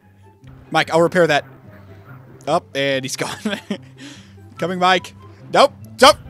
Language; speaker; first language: English; native; English